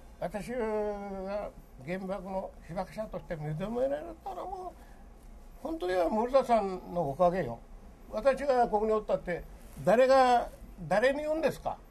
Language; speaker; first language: Japanese; early bilingual, other home language; Korean